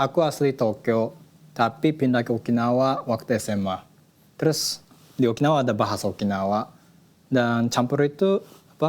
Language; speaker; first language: Indonesian; non-native, fluent; Japanese